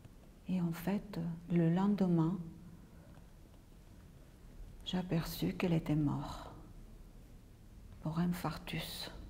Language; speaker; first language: French; non-native, local second language; Arabic